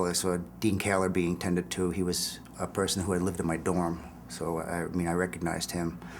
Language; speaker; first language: English; native; English